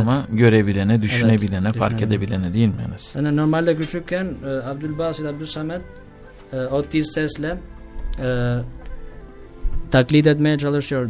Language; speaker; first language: Turkish; non-native, learner; Albanian